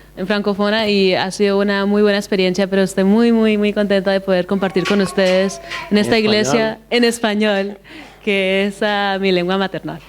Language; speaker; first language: Spanish; early bilingual, heritage; Spanish